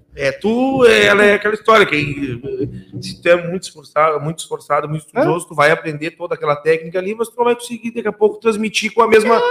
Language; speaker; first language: Portuguese; native; Portuguese